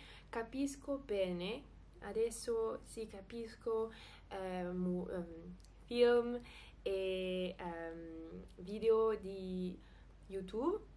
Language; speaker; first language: Italian; non-native, learner; French